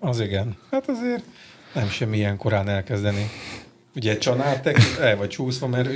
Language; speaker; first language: Hungarian; native; Hungarian